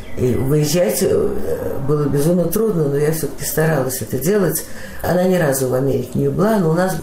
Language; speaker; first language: Russian; native; Russian